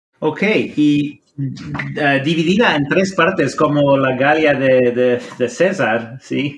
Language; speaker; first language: Spanish; non-native, fluent; English